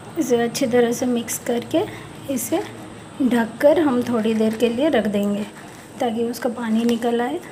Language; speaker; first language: Hindi; non-native, local second language; Bangla